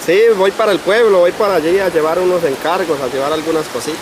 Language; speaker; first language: Spanish; native; Spanish